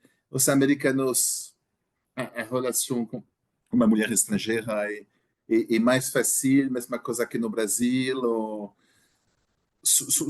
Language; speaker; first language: Portuguese; non-native, learner; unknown